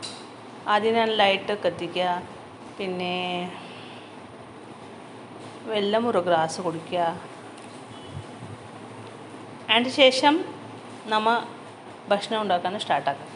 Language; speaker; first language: Malayalam; non-native, local second language; Marathi